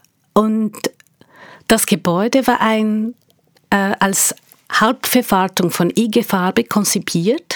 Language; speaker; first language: German; non-native, fluent; Portuguese